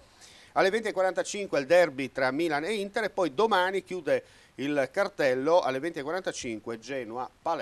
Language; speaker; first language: Italian; native; Italian